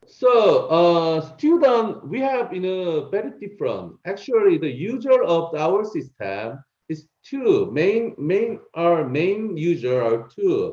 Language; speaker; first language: English; non-native, learner; Korean